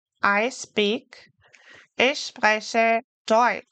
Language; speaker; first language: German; non-native, fluent; English